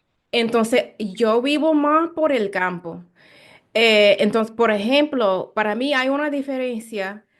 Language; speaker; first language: Spanish; non-native, learner; English